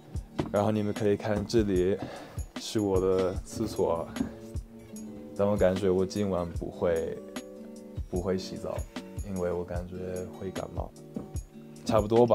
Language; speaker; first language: Chinese; non-native, fluent; English